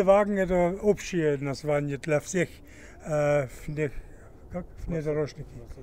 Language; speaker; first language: Russian; non-native, learner; German